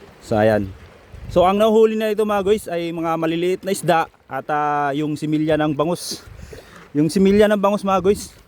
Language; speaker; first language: Filipino; non-native, local second language; Iloko